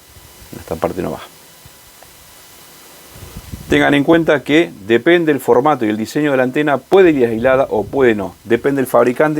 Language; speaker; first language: Spanish; native; Spanish